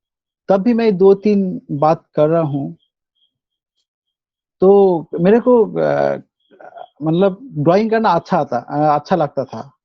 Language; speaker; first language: Hindi; non-native, local second language; Bangla